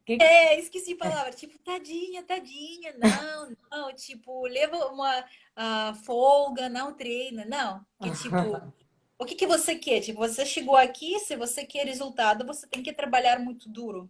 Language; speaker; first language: Portuguese; non-native, fluent; Russian